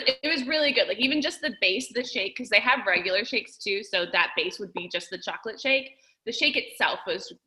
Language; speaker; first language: English; native; English